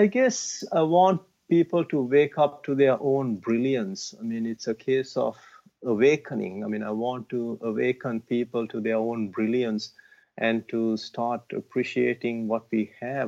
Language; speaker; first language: English; non-native, local second language; Tamil